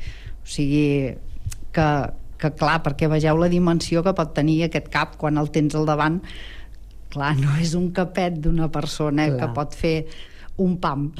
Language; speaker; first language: Catalan; native; Catalan